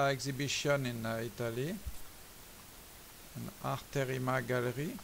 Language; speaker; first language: English; non-native, learner; French